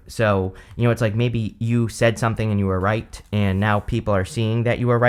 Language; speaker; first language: English; native; English